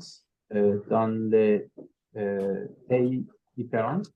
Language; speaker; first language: French; non-native, learner; Turkish